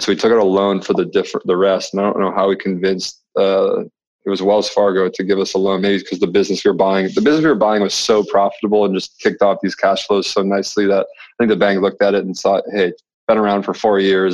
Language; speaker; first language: English; native; English